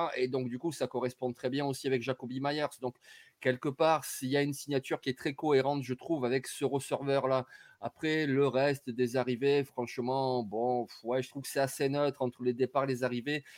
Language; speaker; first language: French; native; French